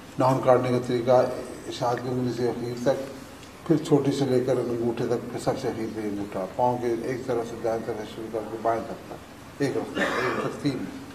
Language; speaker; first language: Urdu; non-native, local second language; Punjabi